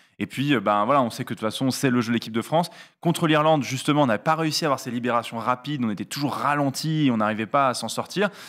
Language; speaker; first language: French; native; French